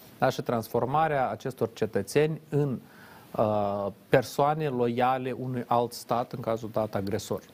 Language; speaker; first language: Romanian; native; Romanian